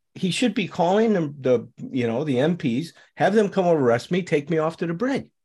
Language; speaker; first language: English; native; English